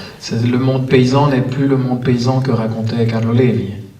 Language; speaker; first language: French; native; French